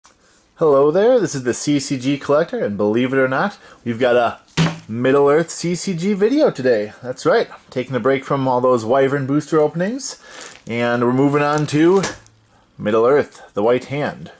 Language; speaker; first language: English; native; English